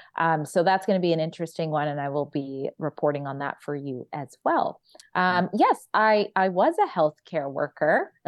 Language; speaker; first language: English; native; English